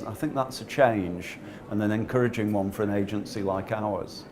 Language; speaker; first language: English; native; English